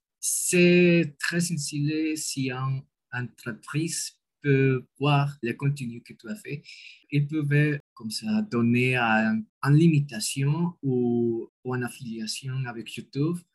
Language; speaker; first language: French; non-native, learner; Spanish